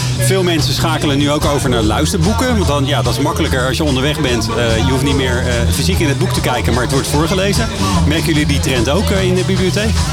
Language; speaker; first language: Dutch; native; Dutch